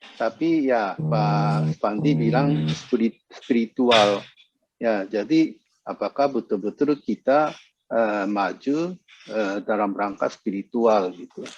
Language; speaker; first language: Indonesian; non-native, fluent; Japanese